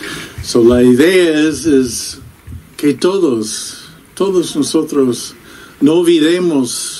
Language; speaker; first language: Spanish; non-native, fluent; English